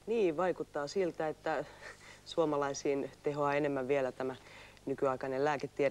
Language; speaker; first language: Finnish; native; Finnish